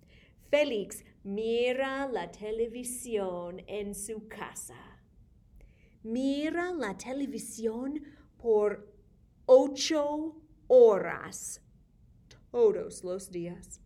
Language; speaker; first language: Spanish; non-native, fluent; English